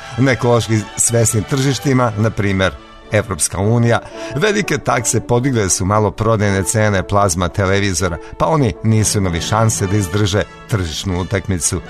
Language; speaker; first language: Serbian; native; Serbian